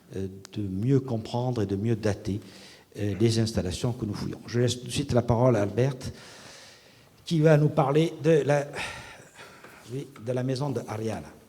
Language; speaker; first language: French; native; French